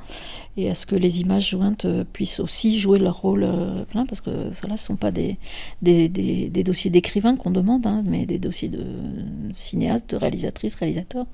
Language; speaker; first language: French; native; French